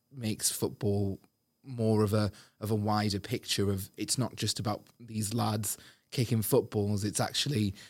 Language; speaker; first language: English; native; English